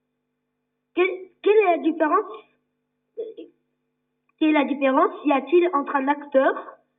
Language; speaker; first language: French; native; French